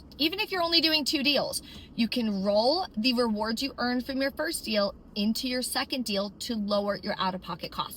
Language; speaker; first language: English; native; English